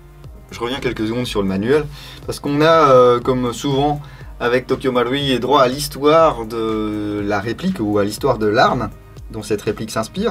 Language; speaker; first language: French; native; French